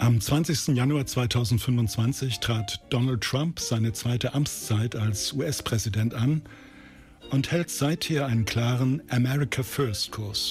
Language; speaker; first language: German; native; German